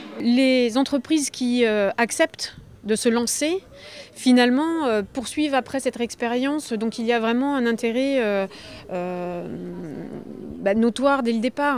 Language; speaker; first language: French; native; French